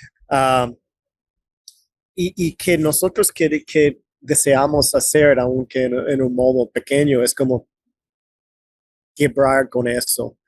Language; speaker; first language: Spanish; non-native, fluent; English